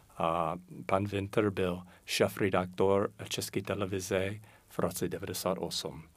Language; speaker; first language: Czech; non-native, fluent; English